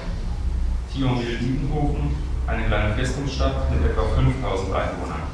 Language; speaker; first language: German; native; German